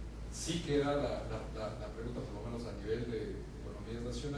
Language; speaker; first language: Spanish; native; Spanish